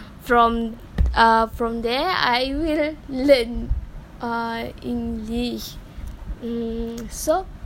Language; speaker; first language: English; non-native, learner; Malay